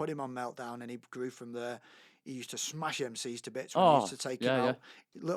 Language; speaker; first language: English; native; English